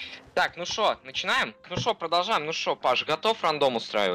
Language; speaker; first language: Russian; native; Russian